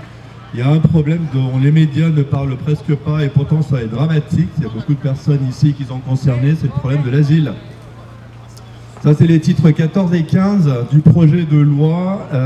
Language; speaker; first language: French; native; French